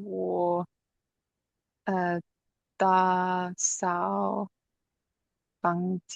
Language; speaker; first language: Chinese; non-native, learner; English